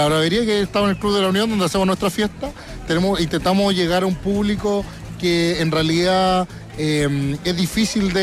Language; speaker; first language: Spanish; native; Spanish